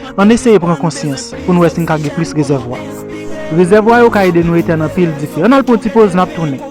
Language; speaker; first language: Haitian Creole; native; Haitian Creole